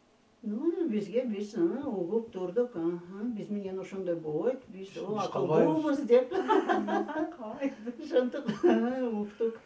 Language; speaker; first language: Kyrgyz; non-native, fluent; Russian